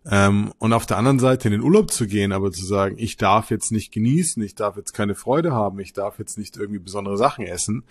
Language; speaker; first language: German; native; German